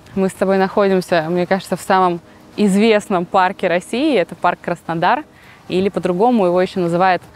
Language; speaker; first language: Russian; native; Russian